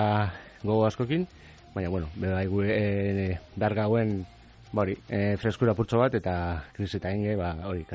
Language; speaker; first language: Basque; native; Basque